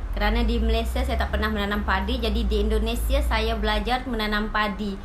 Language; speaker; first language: Malay; native; Malay